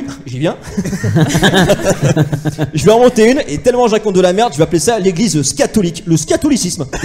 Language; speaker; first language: French; native; French